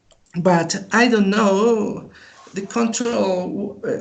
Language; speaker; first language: English; non-native, learner; Spanish